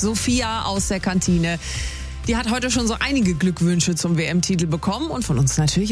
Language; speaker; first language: German; native; German